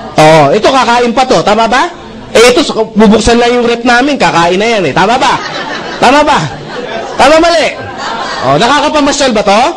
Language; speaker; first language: Filipino; non-native, local second language; Cebuano